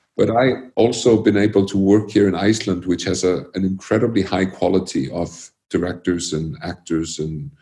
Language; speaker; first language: English; early bilingual, other home language; Icelandic